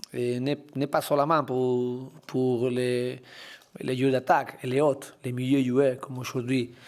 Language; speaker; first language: French; non-native, learner; Spanish